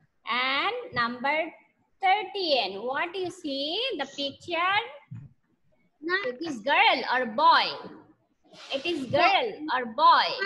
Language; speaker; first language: English; non-native, learner; Bangla